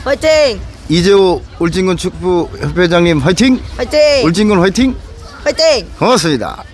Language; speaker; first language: Korean; native; Korean